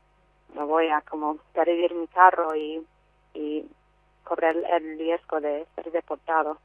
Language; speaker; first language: Spanish; non-native, fluent; English